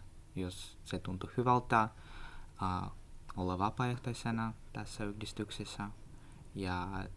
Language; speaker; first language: Finnish; non-native, learner; Russian